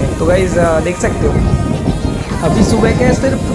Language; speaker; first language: Hindi; non-native, local second language; Bangla